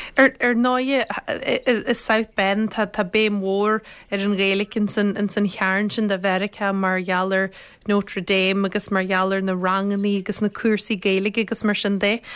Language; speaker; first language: Irish; native; Irish